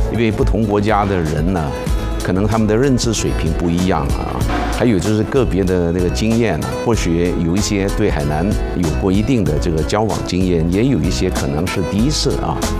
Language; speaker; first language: Chinese; native; Chinese